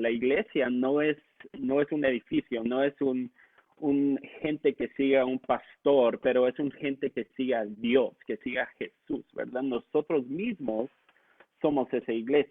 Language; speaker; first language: Spanish; non-native, local second language; English